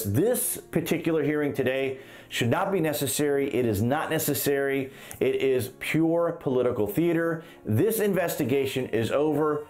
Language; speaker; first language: English; native; English